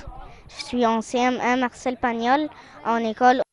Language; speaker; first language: French; non-native, fluent; Arabic